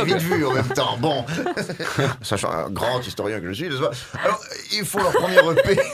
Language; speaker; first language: French; native; French